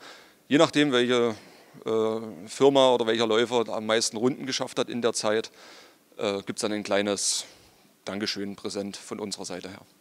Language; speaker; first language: German; native; German